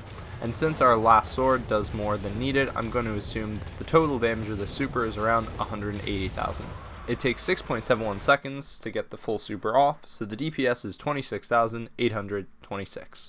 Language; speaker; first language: English; native; English